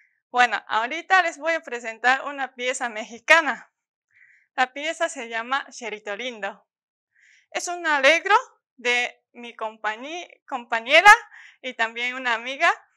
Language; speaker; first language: Spanish; non-native, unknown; Japanese